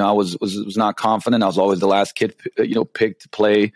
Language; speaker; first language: English; non-native, fluent; Slovenian